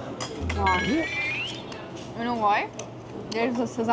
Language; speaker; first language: English; non-native, fluent; Czech